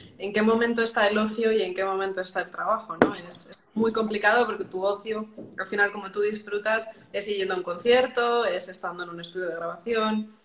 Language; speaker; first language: Spanish; native; Spanish